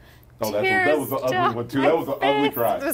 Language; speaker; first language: English; native; English